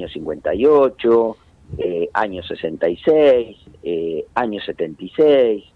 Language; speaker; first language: Spanish; native; Spanish